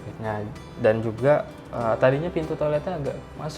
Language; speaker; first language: Indonesian; native; Indonesian